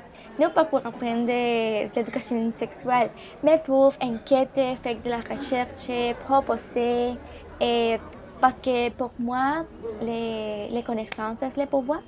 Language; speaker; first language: French; non-native, learner; Spanish